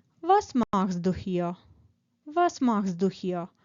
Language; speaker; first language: German; non-native, fluent; Ukrainian